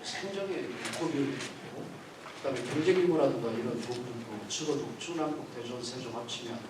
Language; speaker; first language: Korean; native; Korean